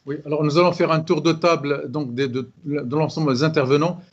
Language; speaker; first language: French; non-native, local second language; Arabic